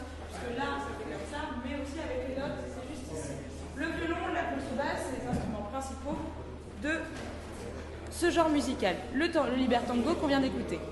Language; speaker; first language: French; native; French